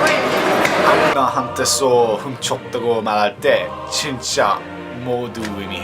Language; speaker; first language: Korean; non-native, learner; English